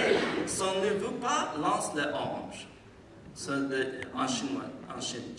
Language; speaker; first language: French; non-native, learner; English